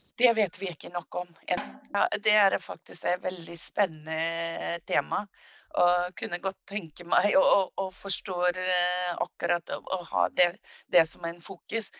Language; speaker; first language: Norwegian; non-native, fluent; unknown